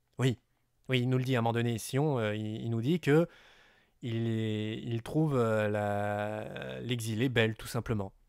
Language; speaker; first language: French; native; French